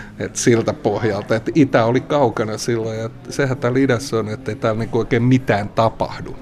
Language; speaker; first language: Finnish; native; Finnish